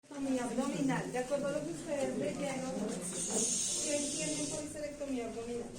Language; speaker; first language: Spanish; native; Spanish